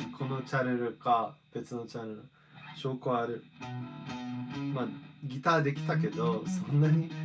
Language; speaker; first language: Japanese; non-native, fluent; English